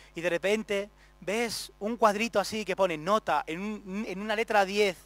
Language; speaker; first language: Spanish; native; Spanish